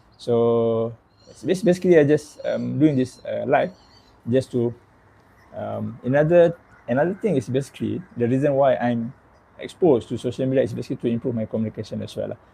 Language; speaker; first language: English; non-native, local second language; Malay